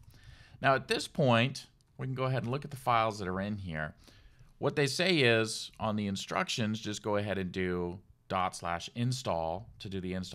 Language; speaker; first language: English; native; English